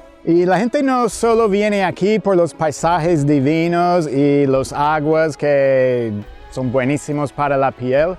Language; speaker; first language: Spanish; non-native, fluent; English